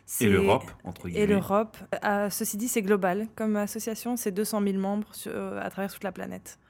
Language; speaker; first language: French; native; French